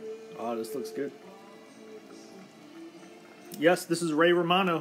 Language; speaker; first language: English; native; English